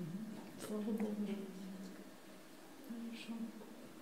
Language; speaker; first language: Russian; non-native, learner; English